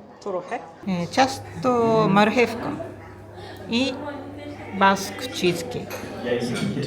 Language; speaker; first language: Polish; non-native, learner; Japanese